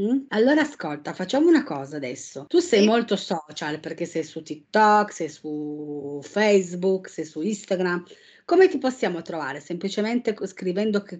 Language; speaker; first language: Italian; native; Italian